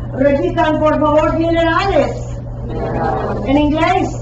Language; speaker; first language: Spanish; non-native, fluent; English